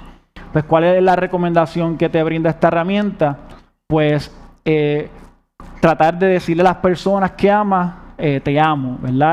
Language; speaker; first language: Spanish; native; Spanish